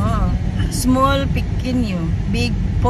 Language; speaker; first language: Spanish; non-native, learner; Filipino